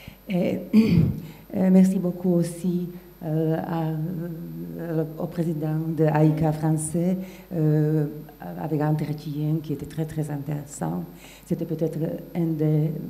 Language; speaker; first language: French; non-native, fluent; Slovak